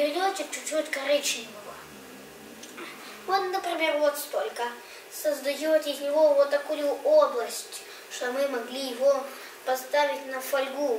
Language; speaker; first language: Russian; early bilingual, heritage; Russian